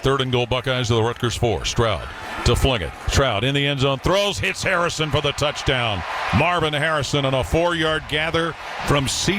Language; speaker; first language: English; native; English